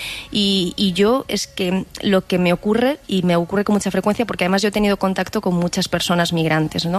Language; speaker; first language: Spanish; native; Spanish